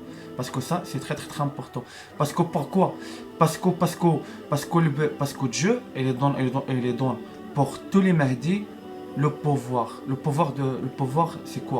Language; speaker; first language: French; non-native, learner; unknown